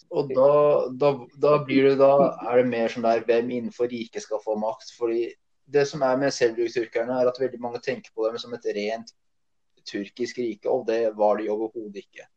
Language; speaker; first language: Norwegian; early bilingual, other home language; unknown